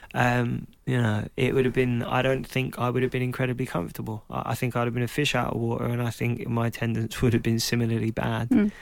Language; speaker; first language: English; native; English